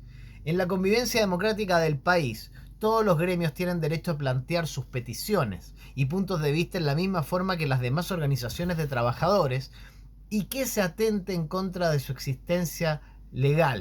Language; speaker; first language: Spanish; native; Spanish